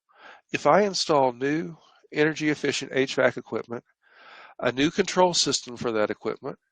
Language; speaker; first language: English; native; English